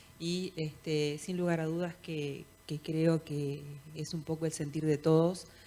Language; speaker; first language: Spanish; native; Spanish